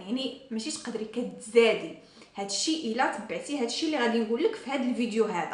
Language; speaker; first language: Arabic; native; Arabic